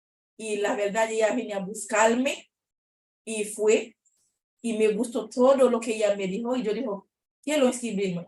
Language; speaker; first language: Spanish; non-native, learner; Haitian Creole